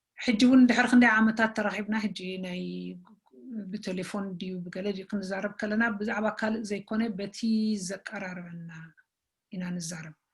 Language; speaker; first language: Tigrinya; native; Tigrinya